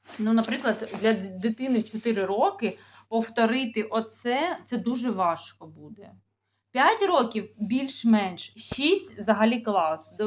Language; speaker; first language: Ukrainian; non-native, local second language; Russian